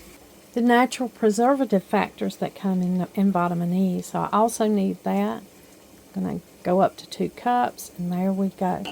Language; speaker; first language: English; native; English